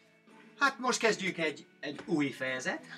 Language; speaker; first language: Hungarian; non-native, learner; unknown